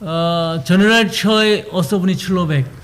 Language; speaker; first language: Czech; non-native, learner; Korean